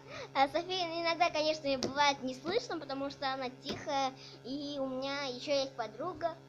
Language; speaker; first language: Russian; native; Russian